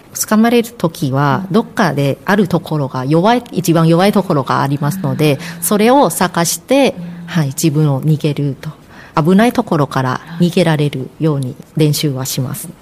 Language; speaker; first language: Japanese; non-native, fluent; Thai